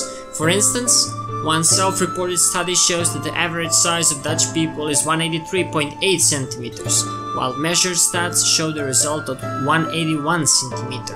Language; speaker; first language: English; non-native, fluent; Serbian